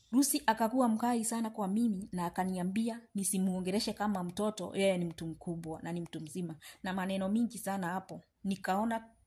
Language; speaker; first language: Swahili; native; Swahili